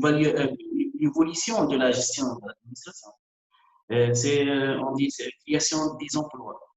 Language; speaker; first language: French; non-native, local second language; Arabic